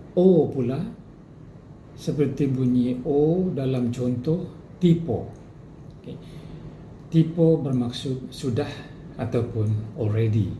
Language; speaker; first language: Malay; non-native, local second language; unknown